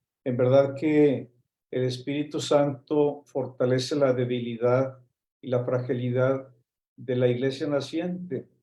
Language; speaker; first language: Spanish; native; Spanish